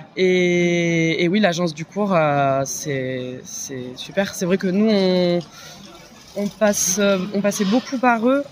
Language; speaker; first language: French; native; French